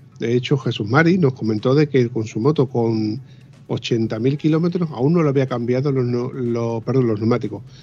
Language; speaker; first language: Spanish; native; Spanish